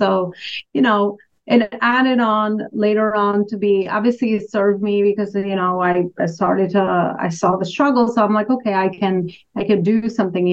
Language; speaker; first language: English; non-native, fluent; Albanian